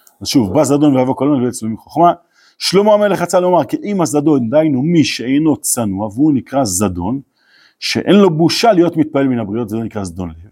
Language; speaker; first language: Hebrew; native; Hebrew